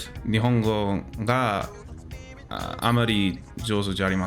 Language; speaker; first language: Japanese; non-native, learner; English